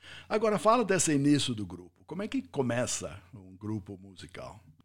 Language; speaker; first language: Portuguese; non-native, fluent; English